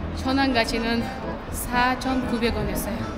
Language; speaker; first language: Korean; non-native, fluent; Uzbek